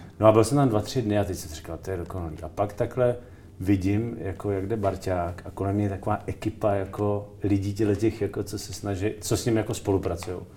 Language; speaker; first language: Czech; native; Czech